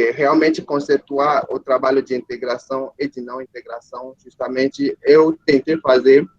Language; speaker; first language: Portuguese; non-native, fluent; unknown